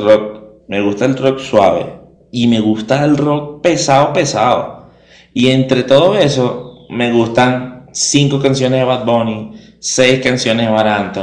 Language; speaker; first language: Spanish; native; Spanish